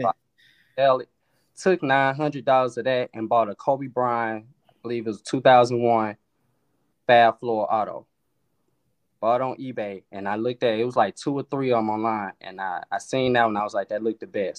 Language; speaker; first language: English; native; English